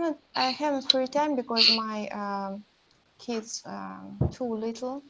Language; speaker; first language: English; non-native, learner; Russian